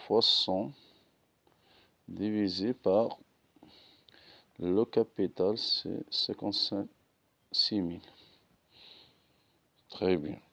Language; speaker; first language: French; non-native, local second language; Arabic